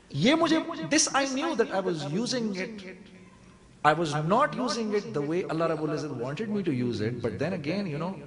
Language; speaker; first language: English; non-native, local second language; Urdu